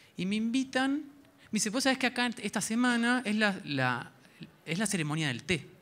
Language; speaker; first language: Spanish; native; Spanish